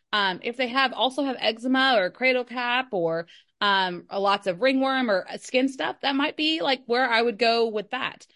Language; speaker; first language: English; native; English